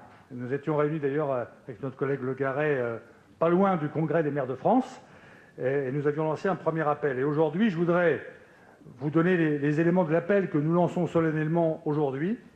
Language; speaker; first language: French; native; French